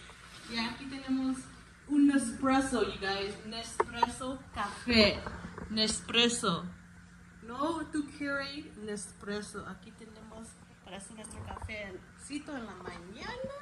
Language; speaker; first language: Spanish; early bilingual, heritage; Spanish